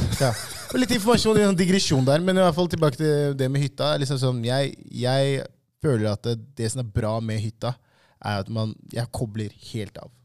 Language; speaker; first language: Norwegian; early bilingual, other home language; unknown